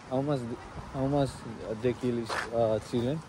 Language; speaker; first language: English; non-native, learner; Nepali